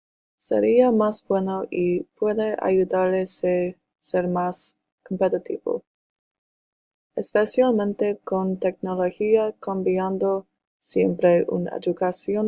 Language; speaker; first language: Spanish; non-native, learner; English